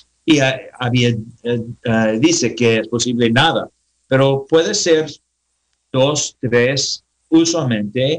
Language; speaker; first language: Spanish; non-native, learner; English